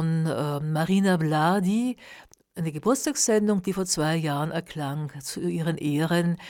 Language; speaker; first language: German; native; German